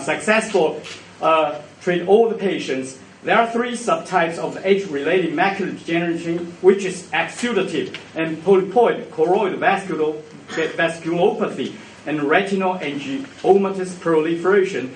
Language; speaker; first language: English; non-native, fluent; Chinese